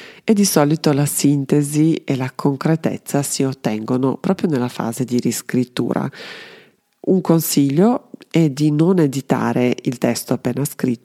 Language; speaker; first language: Italian; non-native, fluent; Serbian